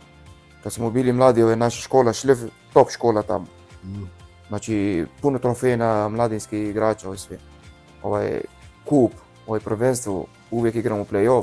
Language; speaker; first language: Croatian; non-native, learner; Arabic